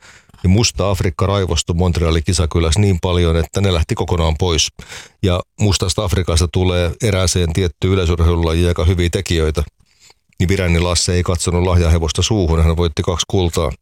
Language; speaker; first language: Finnish; native; Finnish